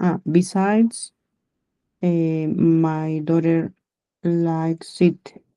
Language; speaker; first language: English; non-native, learner; Spanish